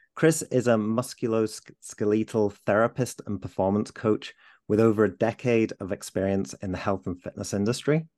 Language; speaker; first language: English; native; English